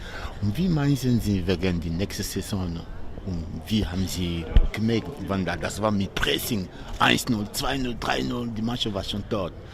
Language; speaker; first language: German; non-native, learner; French